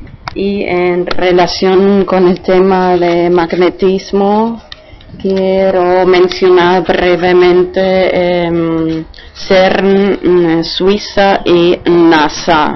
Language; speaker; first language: Spanish; non-native, fluent; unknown